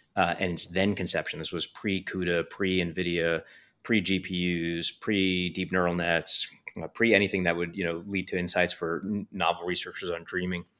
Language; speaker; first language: English; native; English